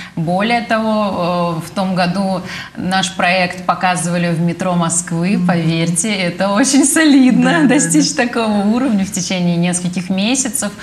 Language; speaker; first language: Russian; native; Russian